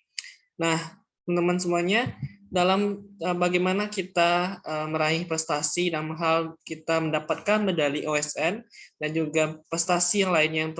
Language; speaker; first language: Indonesian; non-native, local second language; Minangkabau